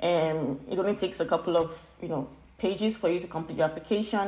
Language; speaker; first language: English; non-native, local second language; Yoruba